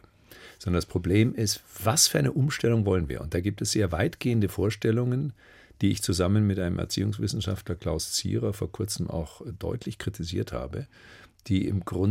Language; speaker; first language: German; native; German